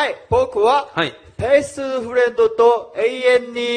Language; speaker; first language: Japanese; non-native, learner; Korean